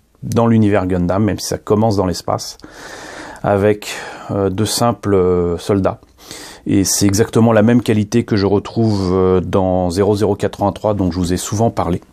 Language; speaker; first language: French; native; French